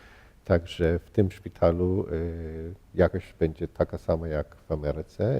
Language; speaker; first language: Polish; early bilingual, heritage; Polish